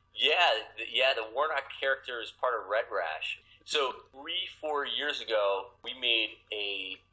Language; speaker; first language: English; native; English